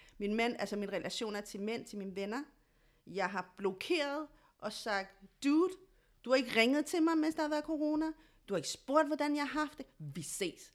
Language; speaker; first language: Danish; early bilingual, other home language; Spanish